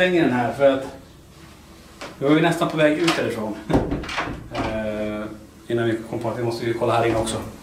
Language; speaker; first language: Swedish; native; Swedish